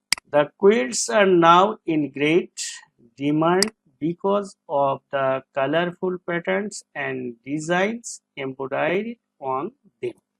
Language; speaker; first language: English; non-native, local second language; Bangla